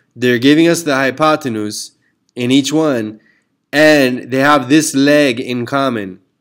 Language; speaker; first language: English; early bilingual, other home language; Spanish